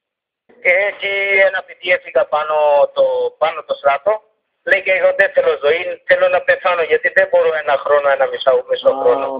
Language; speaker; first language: Greek; non-native, learner; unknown